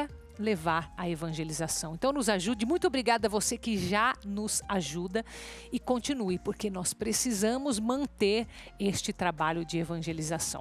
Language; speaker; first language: Portuguese; native; Portuguese